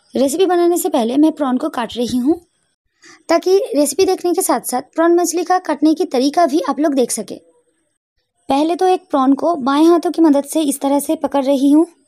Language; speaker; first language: Hindi; non-native, local second language; Bangla